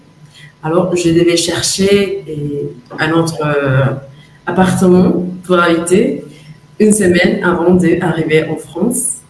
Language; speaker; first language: French; non-native, fluent; Spanish